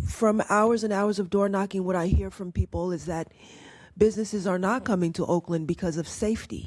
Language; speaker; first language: English; native; English